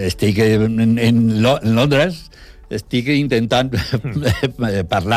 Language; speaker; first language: Catalan; non-native, local second language; Spanish